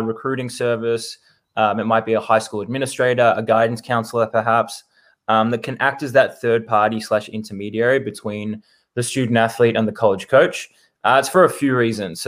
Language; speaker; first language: English; native; English